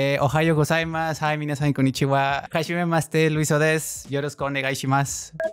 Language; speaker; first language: Spanish; native; Spanish